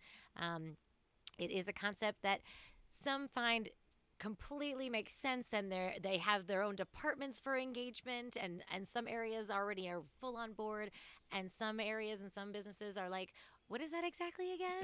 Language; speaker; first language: English; native; English